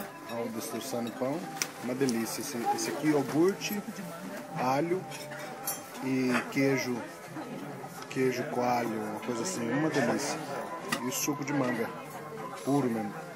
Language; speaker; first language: Portuguese; native; Portuguese